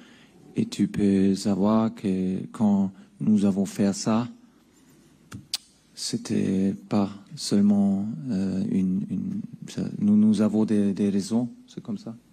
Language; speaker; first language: French; non-native, fluent; German